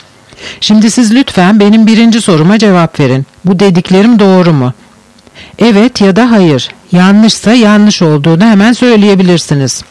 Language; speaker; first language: Turkish; native; Turkish